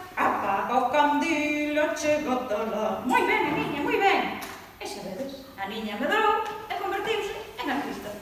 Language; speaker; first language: Galician; early bilingual, other home language; Spanish